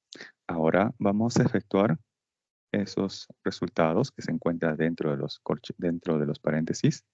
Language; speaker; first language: Spanish; native; Spanish